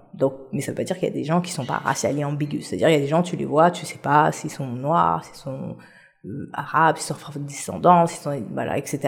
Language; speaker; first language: French; non-native, local second language; Haitian Creole